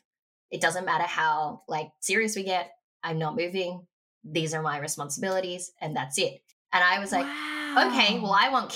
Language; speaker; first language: English; native; English